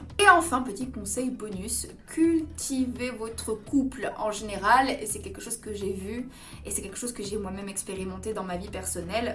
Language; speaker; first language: French; native; French